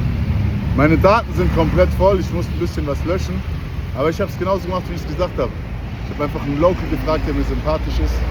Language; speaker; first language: German; native; German